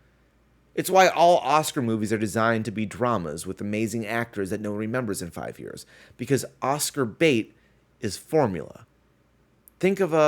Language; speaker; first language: English; native; English